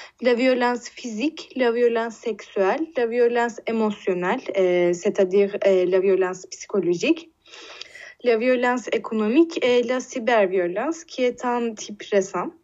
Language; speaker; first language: French; non-native, learner; Turkish